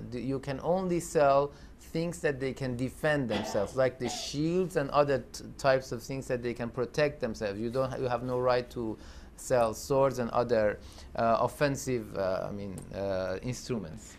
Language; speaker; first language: English; non-native, fluent; Persian